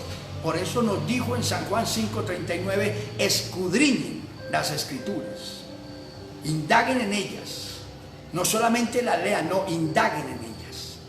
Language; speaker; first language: Spanish; native; Spanish